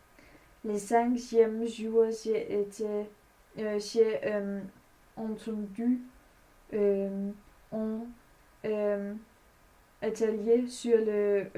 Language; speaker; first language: French; non-native, learner; Danish